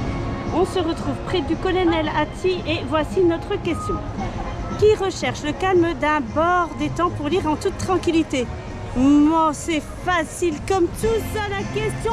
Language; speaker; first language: French; native; French